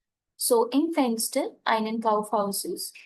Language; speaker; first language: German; non-native, fluent; Hindi